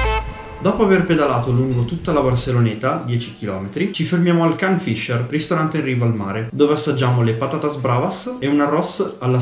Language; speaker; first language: Italian; native; Italian